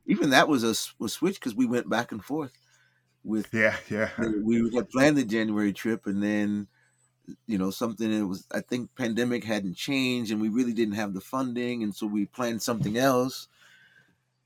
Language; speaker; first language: English; native; English